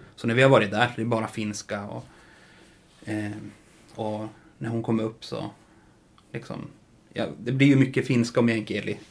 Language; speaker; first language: Swedish; native; Swedish